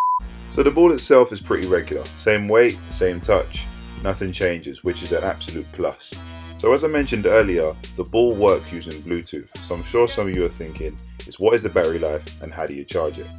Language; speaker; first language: English; native; English